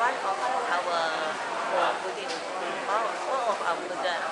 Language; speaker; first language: English; non-native, local second language; Chinese